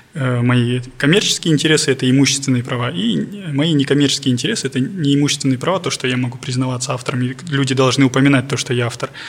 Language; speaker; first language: Russian; non-native, local second language; Kazakh